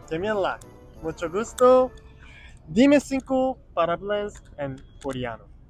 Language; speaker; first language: Spanish; non-native, learner; Korean